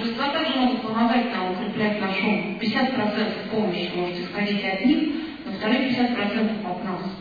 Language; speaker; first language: Russian; native; Russian